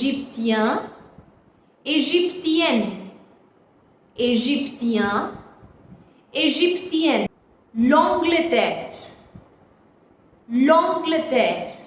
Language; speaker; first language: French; non-native, fluent; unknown